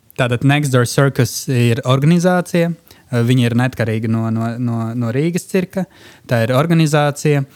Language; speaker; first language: Latvian; non-native, local second language; Russian